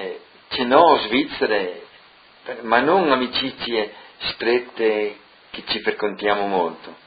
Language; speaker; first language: Italian; non-native, local second language; Friulian